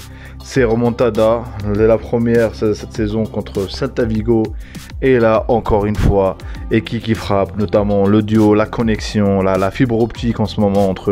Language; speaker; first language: French; native; French